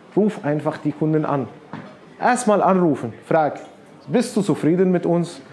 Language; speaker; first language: German; non-native, fluent; Arabic